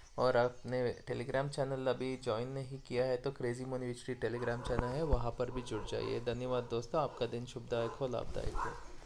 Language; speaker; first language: Hindi; non-native, local second language; Kannada